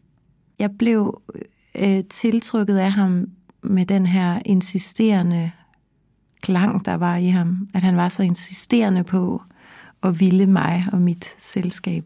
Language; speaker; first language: Danish; native; Danish